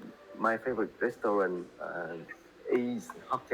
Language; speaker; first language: English; non-native, learner; Vietnamese